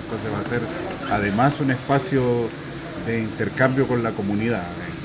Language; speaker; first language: Spanish; native; Spanish